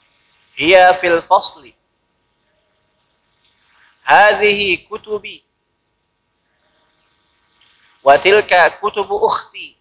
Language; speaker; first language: Arabic; non-native, fluent; Indonesian